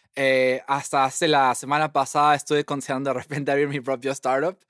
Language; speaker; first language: Spanish; native; Spanish